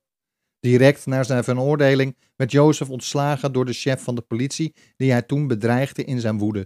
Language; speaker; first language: Dutch; native; Dutch